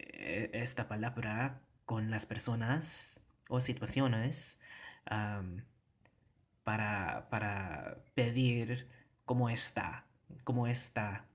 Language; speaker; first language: Spanish; non-native, learner; Cebuano